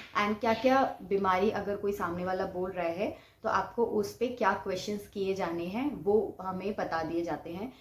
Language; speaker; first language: Hindi; non-native, local second language; Bangla